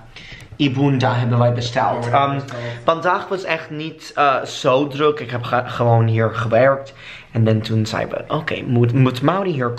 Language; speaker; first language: Dutch; non-native, learner; English